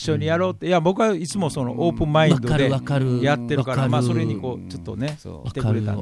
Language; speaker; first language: Japanese; native; Japanese